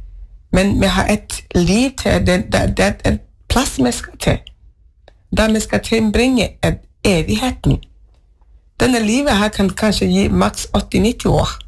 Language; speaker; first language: Norwegian; non-native, fluent; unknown